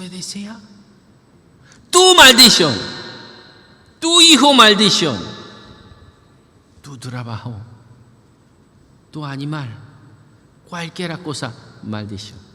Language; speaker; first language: Spanish; non-native, learner; Korean